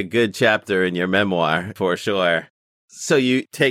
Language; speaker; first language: English; native; English